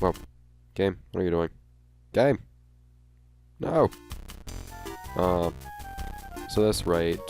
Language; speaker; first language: English; native; English